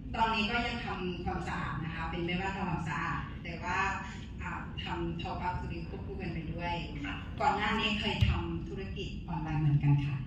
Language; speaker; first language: Thai; non-native, fluent; Burmese